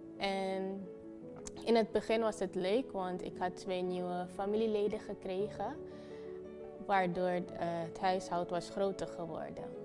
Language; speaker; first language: Dutch; non-native, local second language; Papiamento